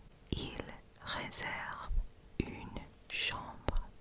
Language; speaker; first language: French; non-native, learner; English